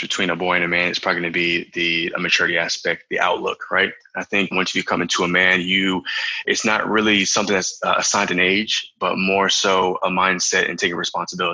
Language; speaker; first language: English; native; English